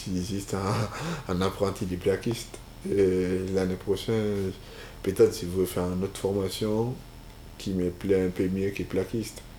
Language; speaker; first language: French; non-native, local second language; Bambara